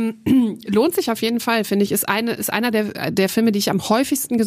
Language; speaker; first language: German; native; German